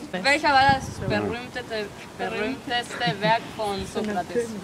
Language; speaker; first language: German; non-native, learner; Spanish